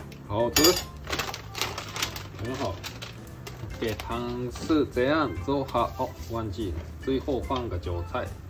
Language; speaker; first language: Chinese; non-native, fluent; Japanese